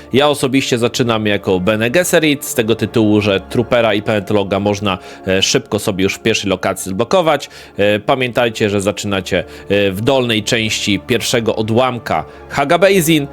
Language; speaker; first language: Polish; native; Polish